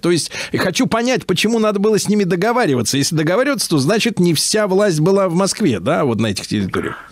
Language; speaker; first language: Russian; native; Russian